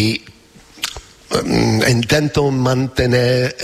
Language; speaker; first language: Spanish; non-native, fluent; English